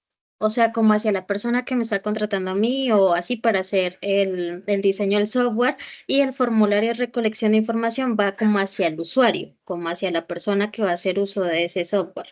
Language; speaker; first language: Spanish; native; Spanish